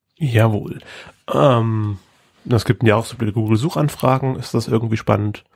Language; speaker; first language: German; native; German